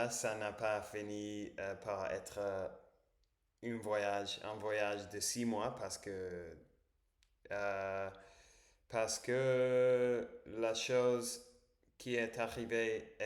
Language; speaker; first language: French; non-native, learner; English